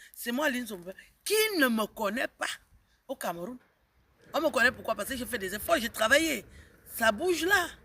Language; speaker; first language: French; native; French